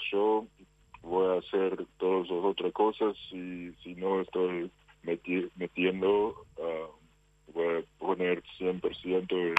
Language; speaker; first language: Spanish; non-native, fluent; English